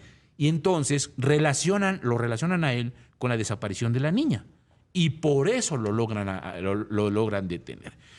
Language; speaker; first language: Spanish; native; Spanish